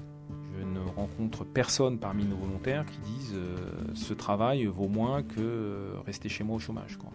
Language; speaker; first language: French; native; French